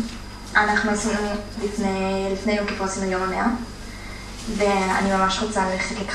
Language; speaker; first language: Hebrew; early bilingual, heritage; Hebrew